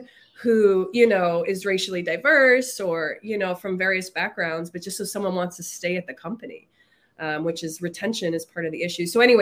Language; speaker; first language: English; native; English